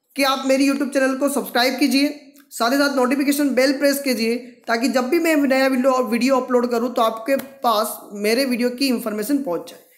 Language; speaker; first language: Hindi; non-native, local second language; Gujarati